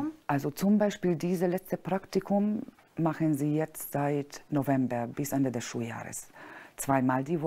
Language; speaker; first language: German; non-native, fluent; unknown